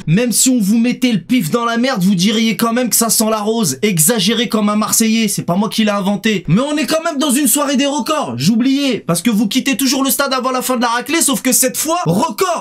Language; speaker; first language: French; native; French